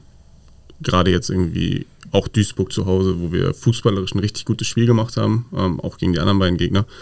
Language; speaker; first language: German; native; German